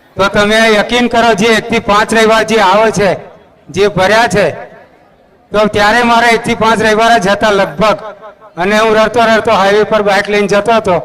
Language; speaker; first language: Gujarati; native; Gujarati